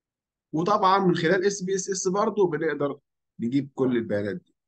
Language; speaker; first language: Arabic; native; Arabic